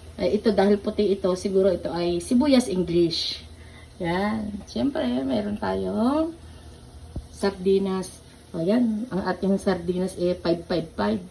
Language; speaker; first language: Filipino; non-native, local second language; Cebuano